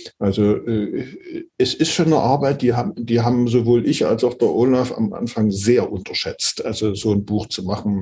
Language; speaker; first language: German; native; German